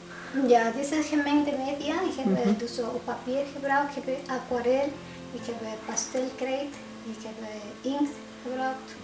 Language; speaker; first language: Dutch; non-native, fluent; Spanish